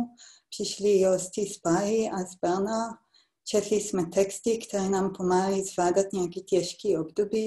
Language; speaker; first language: Czech; non-native, fluent; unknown